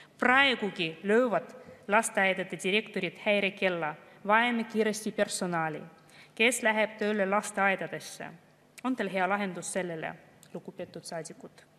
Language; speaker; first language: Estonian; non-native, local second language; Russian